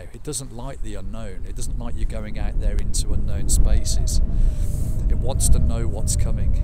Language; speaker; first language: English; native; English